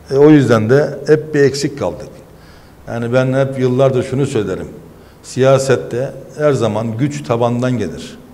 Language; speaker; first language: Turkish; native; Turkish